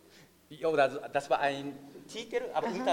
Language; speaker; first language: German; non-native, learner; Japanese